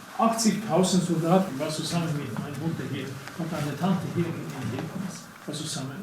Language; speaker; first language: German; non-native, learner; Norwegian